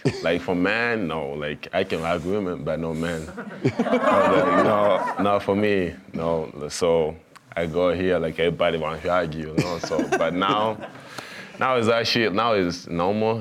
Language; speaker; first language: English; non-native, local second language; Swahili